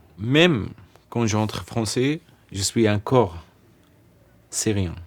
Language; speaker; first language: French; non-native, learner; Arabic